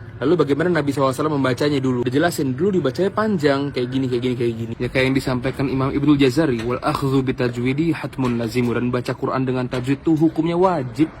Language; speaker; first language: Indonesian; native; Indonesian